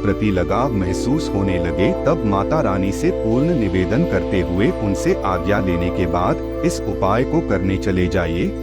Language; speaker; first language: Hindi; native; Hindi